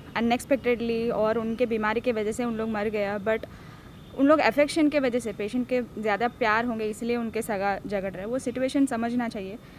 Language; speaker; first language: Hindi; non-native, local second language; Telugu